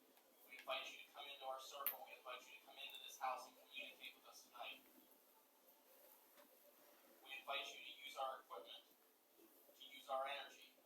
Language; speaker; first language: English; native; English